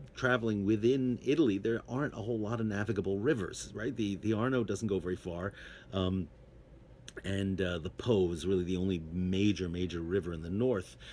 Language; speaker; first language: English; native; English